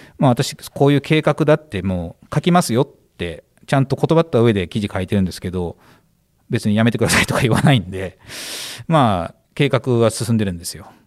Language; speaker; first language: Japanese; native; Japanese